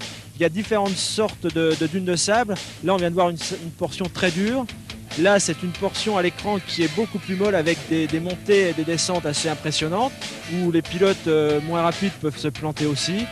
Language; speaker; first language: French; native; French